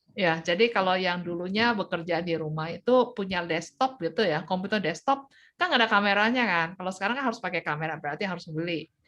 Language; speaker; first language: Indonesian; native; Indonesian